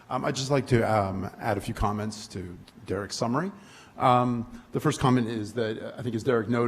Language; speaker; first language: English; native; English